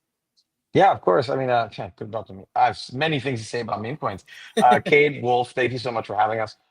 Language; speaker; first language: English; native; English